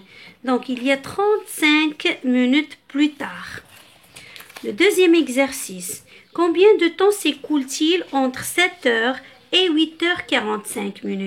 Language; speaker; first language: French; non-native, local second language; Arabic